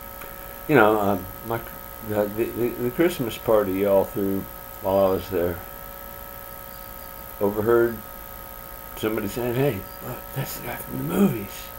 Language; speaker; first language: English; native; English